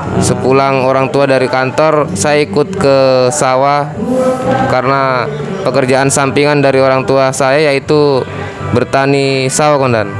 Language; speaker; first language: Indonesian; non-native, local second language; Javanese